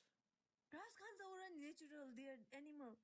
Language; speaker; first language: English; non-native, learner; Nepali